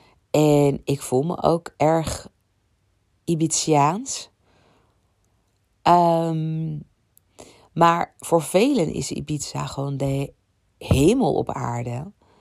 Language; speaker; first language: Dutch; native; Dutch